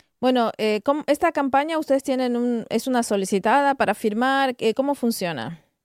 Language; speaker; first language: Spanish; native; Spanish